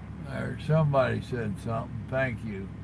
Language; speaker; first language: English; native; English